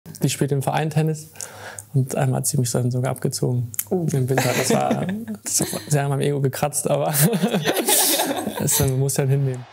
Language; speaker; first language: German; native; German